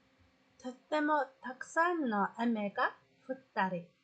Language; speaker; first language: Japanese; non-native, fluent; Mongolian